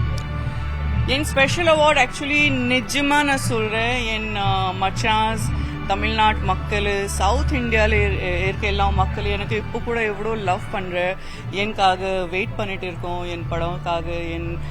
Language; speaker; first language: Tamil; non-native, fluent; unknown